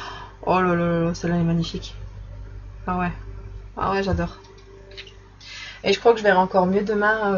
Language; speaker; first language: French; native; French